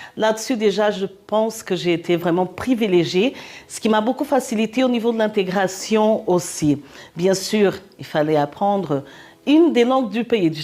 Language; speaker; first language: French; non-native, fluent; Portuguese